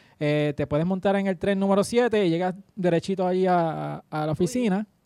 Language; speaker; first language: Spanish; native; Spanish